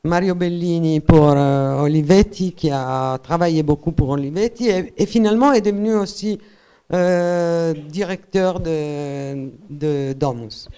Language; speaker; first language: French; non-native, fluent; Italian